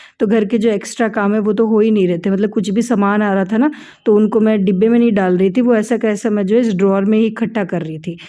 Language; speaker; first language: Hindi; native; Hindi